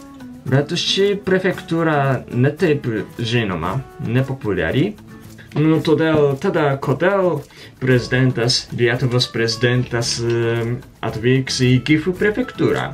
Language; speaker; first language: Lithuanian; non-native, fluent; Japanese